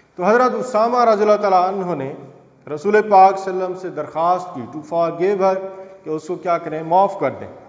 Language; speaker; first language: Urdu; non-native, local second language; Saraiki